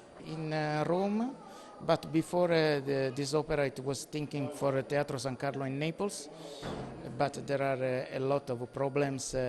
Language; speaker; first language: English; non-native, fluent; Italian